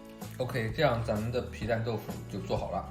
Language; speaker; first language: Chinese; native; Chinese